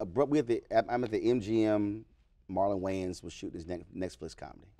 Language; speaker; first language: English; native; English